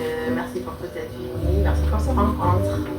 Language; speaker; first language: French; non-native, fluent; Arabic